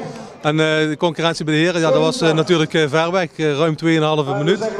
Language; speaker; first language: Dutch; native; Dutch